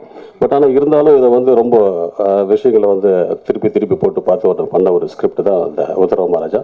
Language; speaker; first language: Tamil; native; Tamil